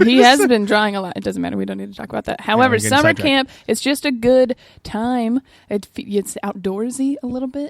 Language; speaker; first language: English; native; English